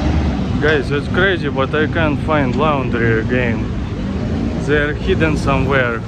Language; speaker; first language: English; non-native, fluent; Russian